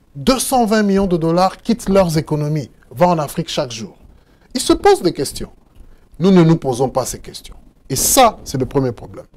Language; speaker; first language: French; non-native, local second language; Lingala